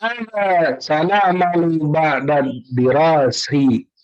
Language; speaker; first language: Arabic; non-native, learner; Indonesian